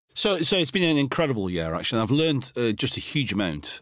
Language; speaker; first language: English; native; English